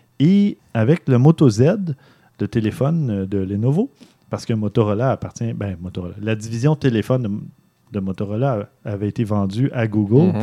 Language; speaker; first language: French; native; French